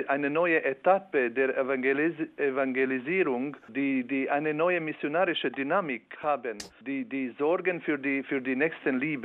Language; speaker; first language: German; non-native, learner; Albanian